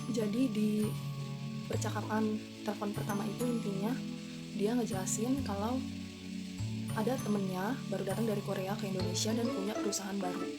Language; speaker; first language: Indonesian; native; Indonesian